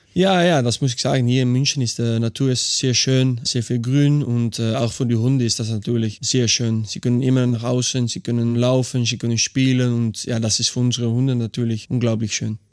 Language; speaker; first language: German; non-native, learner; Dutch